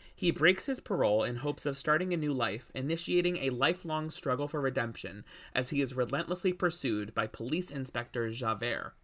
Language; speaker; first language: English; native; English